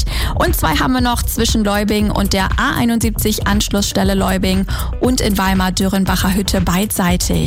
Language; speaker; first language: German; native; German